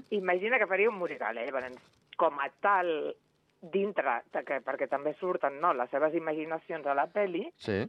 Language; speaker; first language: Catalan; native; Catalan